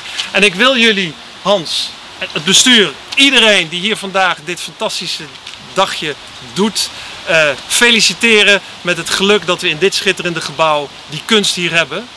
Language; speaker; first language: Dutch; native; Dutch